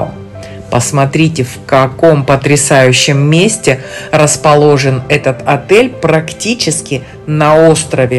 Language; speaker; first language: Russian; native; Russian